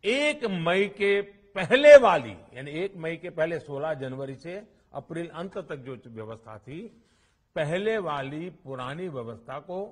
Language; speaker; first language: Hindi; non-native, local second language; Gujarati